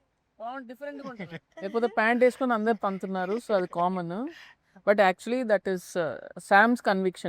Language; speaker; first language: Telugu; native; Telugu